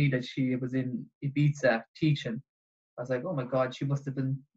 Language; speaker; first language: English; native; English